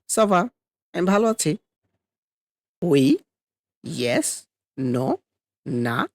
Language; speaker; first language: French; non-native, fluent; Bangla